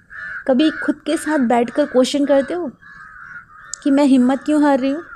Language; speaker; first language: Hindi; native; Hindi